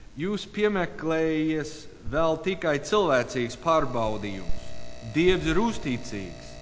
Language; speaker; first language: Latvian; non-native, learner; English